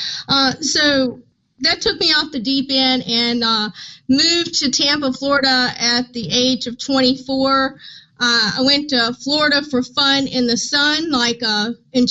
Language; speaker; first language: English; native; English